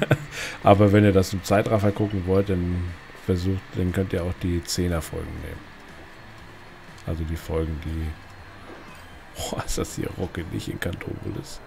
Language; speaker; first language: German; native; German